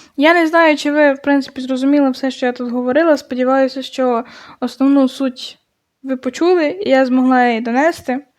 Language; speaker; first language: Ukrainian; non-native, local second language; Russian